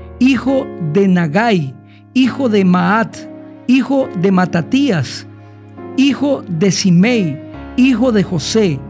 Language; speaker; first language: Spanish; native; Spanish